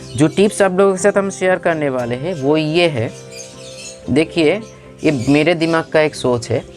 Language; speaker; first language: Hindi; non-native, local second language; Bangla